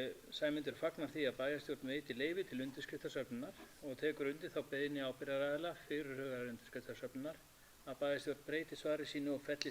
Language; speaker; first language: Icelandic; native; Icelandic